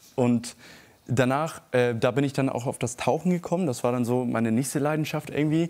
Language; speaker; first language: German; native; German